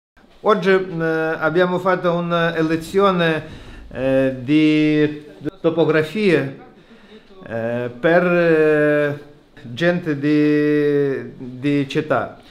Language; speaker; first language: Italian; non-native, learner; Ukrainian